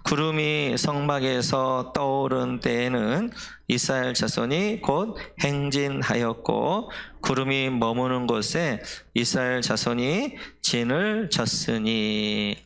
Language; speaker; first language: Korean; native; Korean